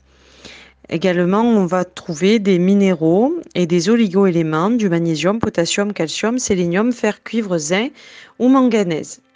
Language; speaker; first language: French; native; French